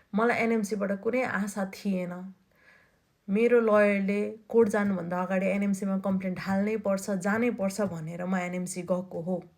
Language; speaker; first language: Nepali; native; Nepali